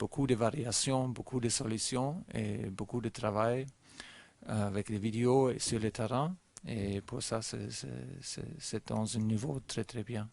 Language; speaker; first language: French; non-native, learner; German